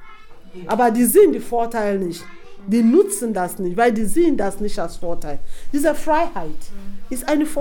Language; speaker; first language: German; non-native, fluent; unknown